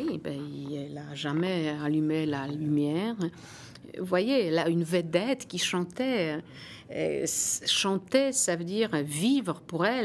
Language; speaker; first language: French; non-native, fluent; Polish